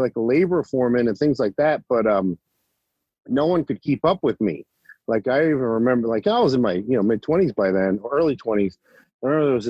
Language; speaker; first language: English; native; English